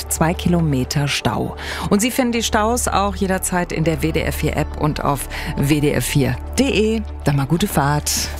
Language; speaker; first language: German; native; German